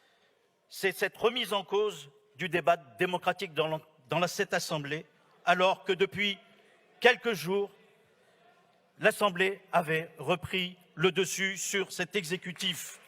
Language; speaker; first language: French; native; French